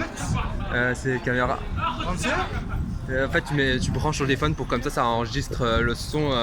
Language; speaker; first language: French; native; French